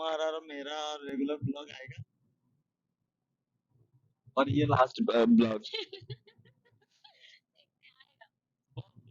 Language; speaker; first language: Hindi; non-native, learner; Bangla